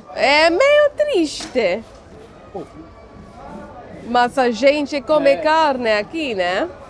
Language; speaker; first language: Portuguese; non-native, learner; English